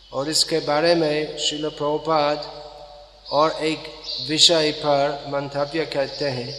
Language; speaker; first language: Hindi; non-native, fluent; English